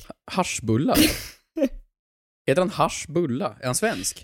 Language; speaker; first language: Swedish; native; Swedish